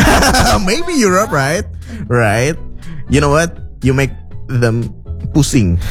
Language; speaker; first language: English; non-native, fluent; Indonesian